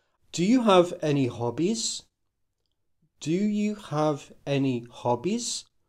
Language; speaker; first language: English; native; English